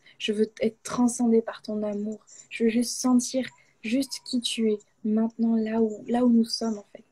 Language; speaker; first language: French; native; French